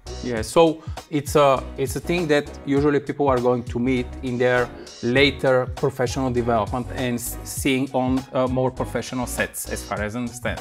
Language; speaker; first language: English; non-native, fluent; Bulgarian